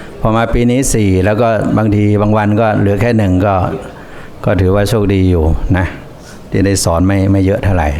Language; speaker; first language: Thai; native; Thai